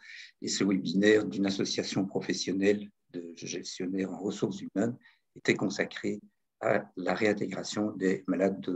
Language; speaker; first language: French; native; French